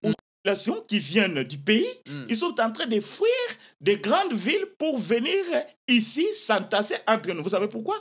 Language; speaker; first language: French; non-native, local second language; Lingala